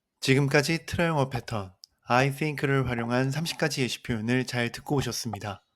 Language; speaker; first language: Korean; native; Korean